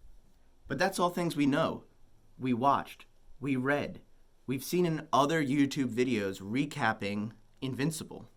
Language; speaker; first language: English; native; English